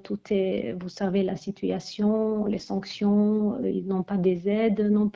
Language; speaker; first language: French; non-native, fluent; Armenian